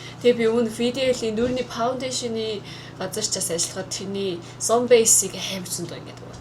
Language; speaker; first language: Mongolian; early bilingual, heritage; Mongolian